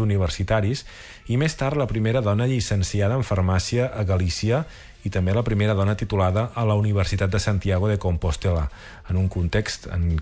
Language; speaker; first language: Catalan; native; Catalan